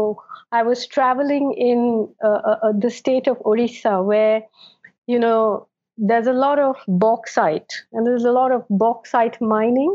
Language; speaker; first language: English; non-native, local second language; Malayalam